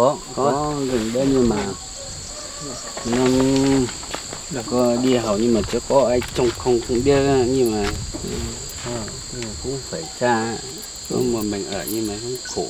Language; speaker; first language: Vietnamese; non-native, local second language; Hmong